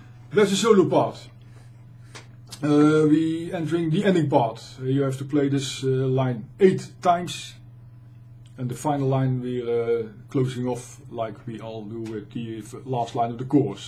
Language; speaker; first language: English; non-native, fluent; Dutch